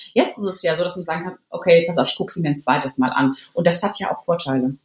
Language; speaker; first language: German; native; German